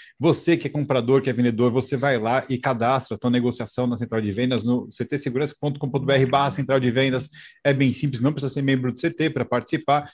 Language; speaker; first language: Portuguese; native; Portuguese